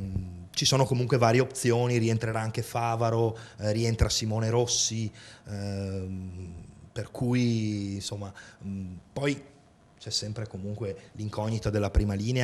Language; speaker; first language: Italian; native; Italian